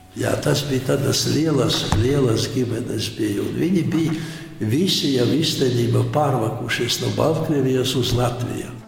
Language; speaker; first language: Latvian; non-native, local second language; Polish